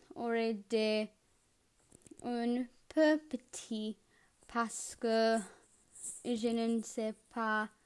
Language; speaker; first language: French; non-native, learner; English